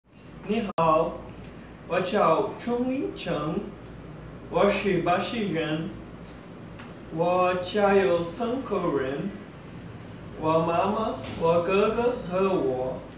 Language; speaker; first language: Chinese; non-native, learner; Portuguese